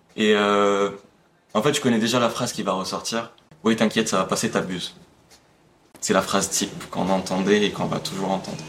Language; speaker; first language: French; non-native, local second language; Arabic